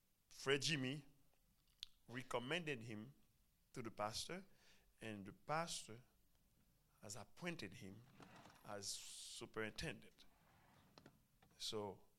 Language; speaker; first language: English; non-native, fluent; Haitian Creole